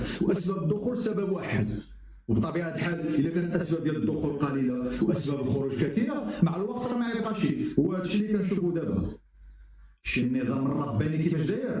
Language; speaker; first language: Arabic; native; Arabic